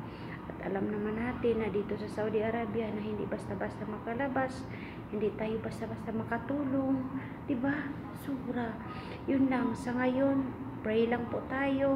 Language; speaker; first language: Filipino; non-native, local second language; Cebuano